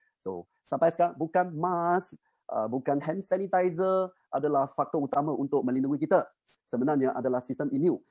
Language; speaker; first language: Malay; non-native, local second language; Chinese